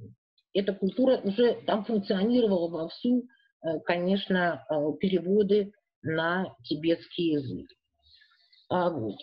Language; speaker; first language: Russian; native; Russian